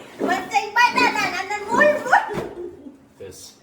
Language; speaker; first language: Korean; non-native, learner; Thai